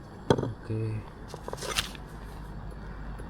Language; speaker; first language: English; non-native, learner; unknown